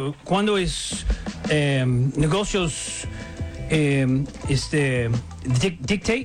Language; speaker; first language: Spanish; non-native, learner; English